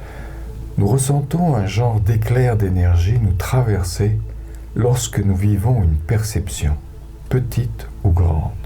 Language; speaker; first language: French; native; French